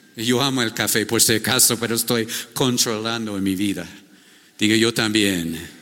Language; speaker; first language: Spanish; non-native, fluent; English